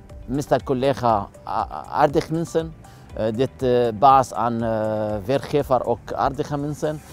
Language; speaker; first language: Dutch; non-native, learner; Arabic